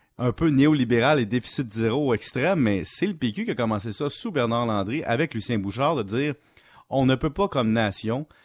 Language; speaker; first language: French; native; French